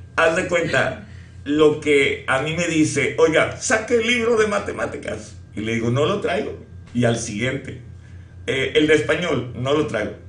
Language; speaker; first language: Spanish; native; Spanish